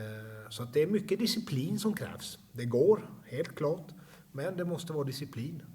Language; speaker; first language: Swedish; native; Swedish